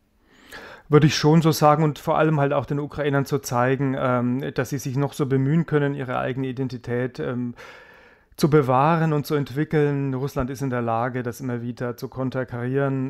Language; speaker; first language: German; native; German